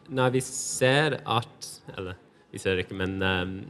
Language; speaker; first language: Norwegian; non-native, fluent; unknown